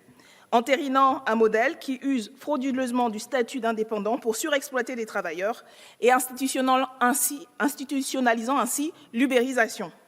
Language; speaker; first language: French; native; French